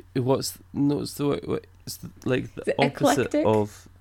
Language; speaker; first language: English; native; English